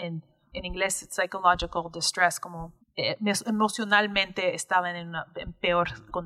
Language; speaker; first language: Spanish; early bilingual, heritage; English